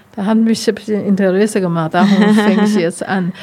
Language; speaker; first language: German; non-native, learner; Chinese